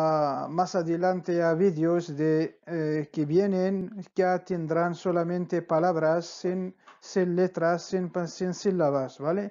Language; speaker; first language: Spanish; non-native, fluent; Arabic